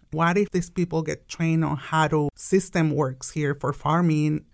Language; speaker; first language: English; non-native, fluent; Spanish